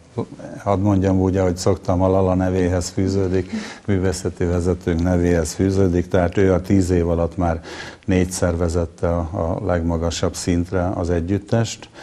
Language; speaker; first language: Hungarian; native; Hungarian